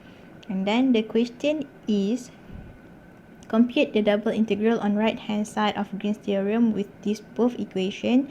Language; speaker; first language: English; non-native, local second language; Malay